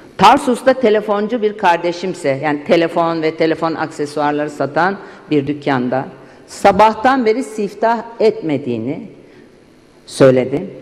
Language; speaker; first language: Turkish; native; Turkish